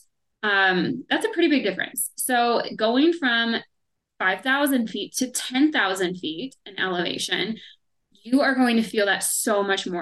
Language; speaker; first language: English; native; English